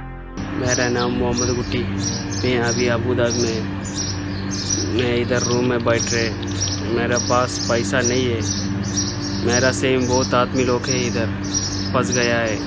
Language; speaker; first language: Hindi; non-native, local second language; Malayalam